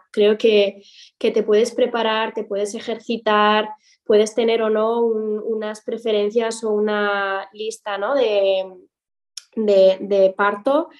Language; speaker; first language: Spanish; native; Spanish